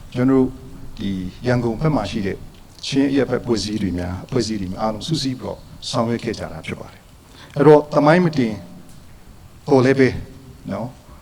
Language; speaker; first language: Burmese; non-native, local second language; Hakha Chin